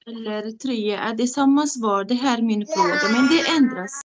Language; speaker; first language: Swedish; non-native, learner; Arabic